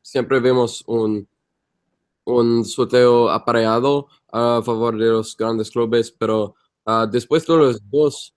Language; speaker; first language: Spanish; non-native, fluent; English